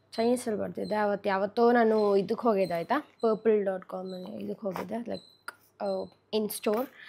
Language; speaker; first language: Kannada; non-native, local second language; Kodava